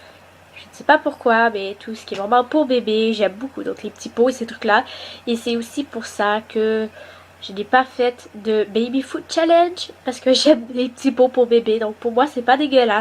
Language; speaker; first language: French; native; French